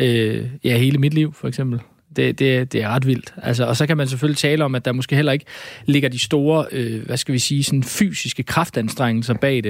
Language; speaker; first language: Danish; native; Danish